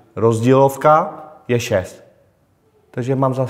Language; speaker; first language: Czech; non-native, fluent; Vietnamese